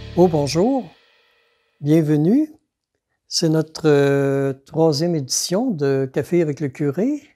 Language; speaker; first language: French; native; French